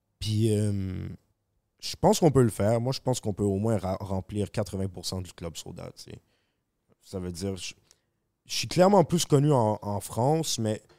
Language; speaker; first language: French; native; French